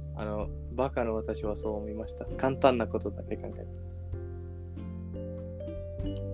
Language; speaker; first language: Japanese; non-native, learner; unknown